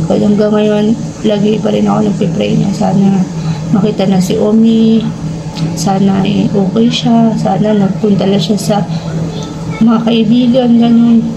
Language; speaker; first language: Filipino; native; Filipino